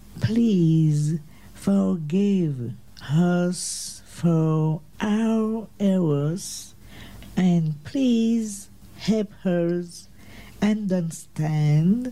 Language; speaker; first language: English; non-native, learner; French